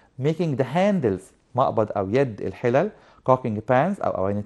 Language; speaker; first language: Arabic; native; Arabic